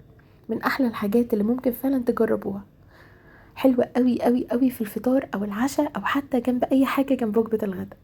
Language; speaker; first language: Arabic; native; Arabic